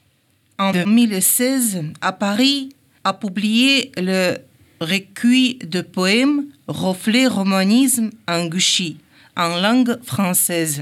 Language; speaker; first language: French; non-native, learner; Ingush